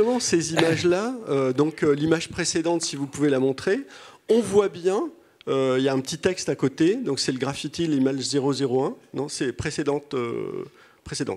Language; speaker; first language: French; native; French